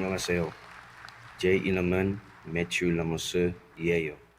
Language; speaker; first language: Korean; non-native, learner; English